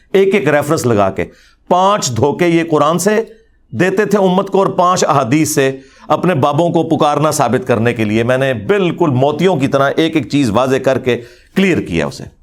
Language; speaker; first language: Urdu; non-native, local second language; Punjabi